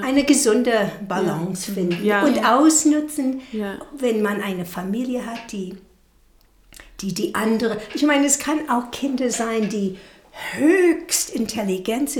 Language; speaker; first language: German; non-native, fluent; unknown